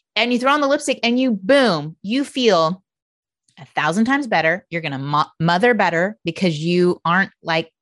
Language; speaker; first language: English; native; English